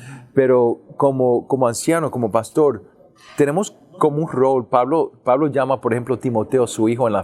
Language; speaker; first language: Spanish; early bilingual, heritage; English